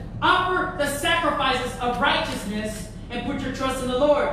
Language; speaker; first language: English; early bilingual, other home language; Spanish